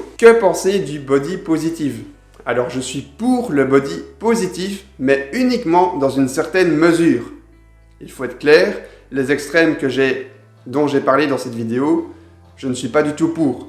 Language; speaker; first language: French; native; French